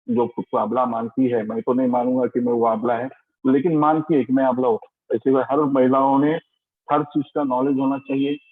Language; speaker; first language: Hindi; non-native, local second language; Marathi